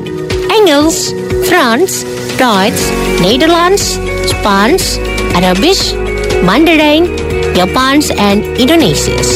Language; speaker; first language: Dutch; non-native, fluent; Indonesian